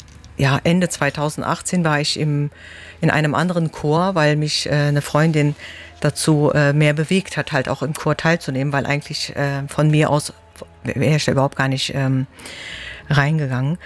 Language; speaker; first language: German; early bilingual, other home language; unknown